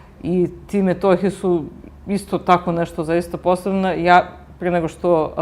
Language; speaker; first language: Bosnian; native; Bosnian